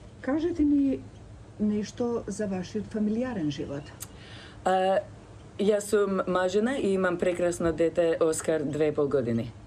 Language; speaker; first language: Macedonian; early bilingual, other home language; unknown